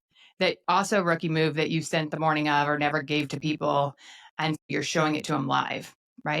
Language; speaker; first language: English; native; English